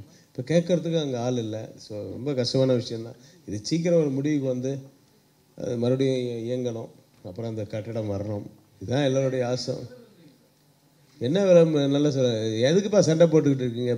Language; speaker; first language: Tamil; native; Tamil